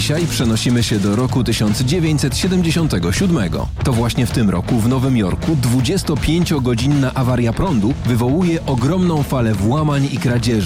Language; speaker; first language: Polish; native; Polish